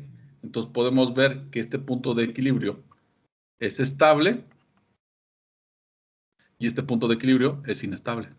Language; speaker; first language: Spanish; native; Spanish